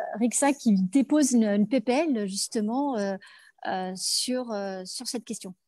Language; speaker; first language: French; native; French